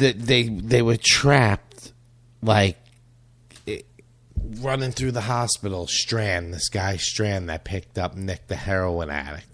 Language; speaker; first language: English; native; English